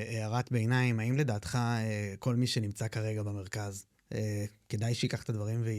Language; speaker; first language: Hebrew; native; Hebrew